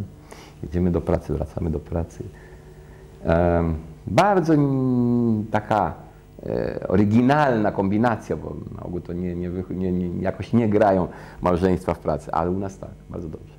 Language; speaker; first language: Polish; early bilingual, heritage; Polish